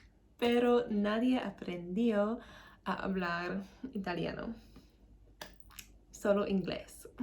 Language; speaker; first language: Spanish; non-native, learner; English